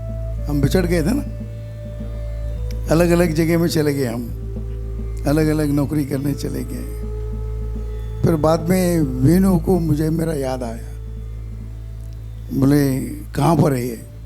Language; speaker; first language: Hindi; non-native, local second language; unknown